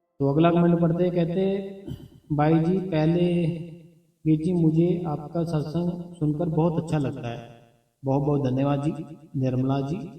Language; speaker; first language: Hindi; non-native, local second language; Punjabi